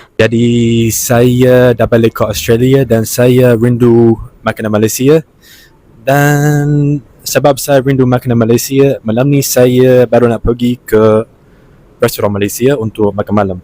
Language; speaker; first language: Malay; non-native, fluent; English